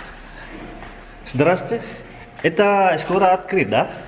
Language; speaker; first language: Russian; non-native, learner; Filipino